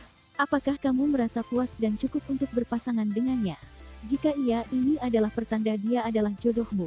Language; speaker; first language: Indonesian; native; Indonesian